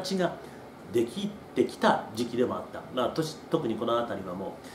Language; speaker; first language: Japanese; native; Japanese